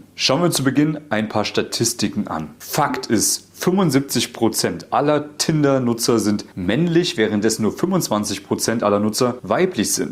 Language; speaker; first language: German; native; German